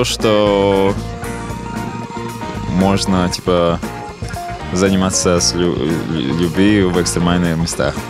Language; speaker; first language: Russian; non-native, fluent; Latvian